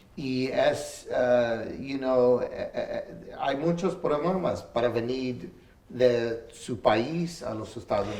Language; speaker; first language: Spanish; early bilingual, heritage; English